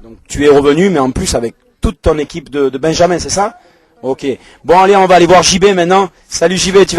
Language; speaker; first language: French; native; French